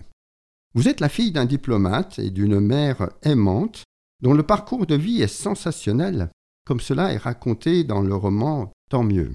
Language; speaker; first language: French; native; French